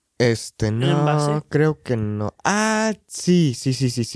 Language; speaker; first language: Spanish; non-native, fluent; English